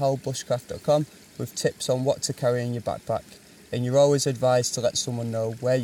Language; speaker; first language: English; native; English